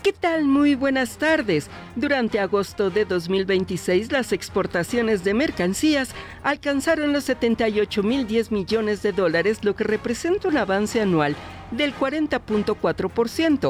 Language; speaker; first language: Spanish; native; Spanish